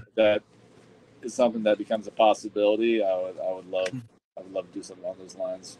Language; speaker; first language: English; native; English